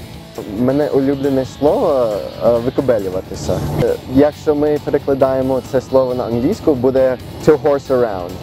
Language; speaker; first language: Ukrainian; early bilingual, heritage; Ukrainian